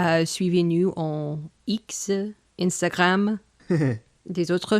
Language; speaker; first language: French; non-native, learner; English